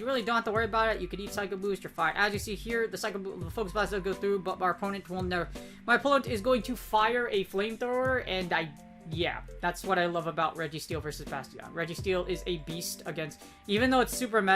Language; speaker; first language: English; native; English